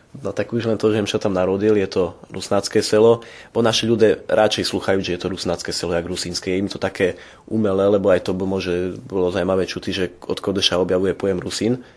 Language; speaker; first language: Slovak; non-native, local second language; Rusyn